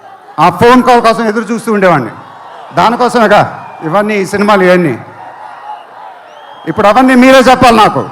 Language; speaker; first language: Telugu; native; Telugu